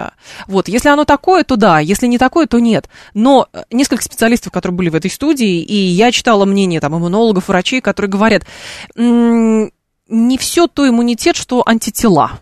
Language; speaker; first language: Russian; native; Russian